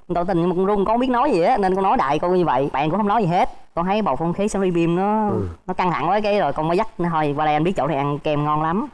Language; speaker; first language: Vietnamese; native; Vietnamese